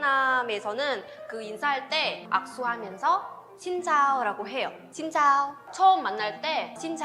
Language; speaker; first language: Korean; non-native, fluent; Thai